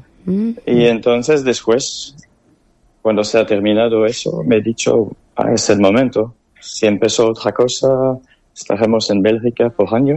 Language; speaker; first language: Spanish; non-native, learner; French